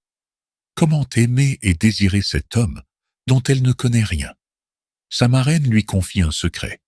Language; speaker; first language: French; native; French